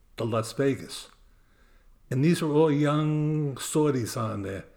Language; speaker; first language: English; native; English